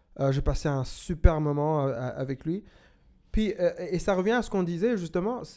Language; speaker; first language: French; non-native, local second language; Kinyarwanda